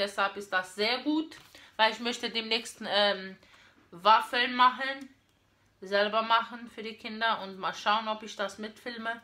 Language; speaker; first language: German; non-native, fluent; Portuguese